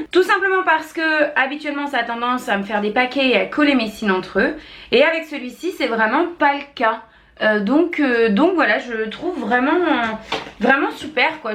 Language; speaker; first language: French; native; French